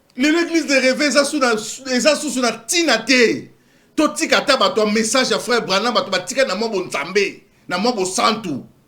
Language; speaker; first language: Lingala; native; Lingala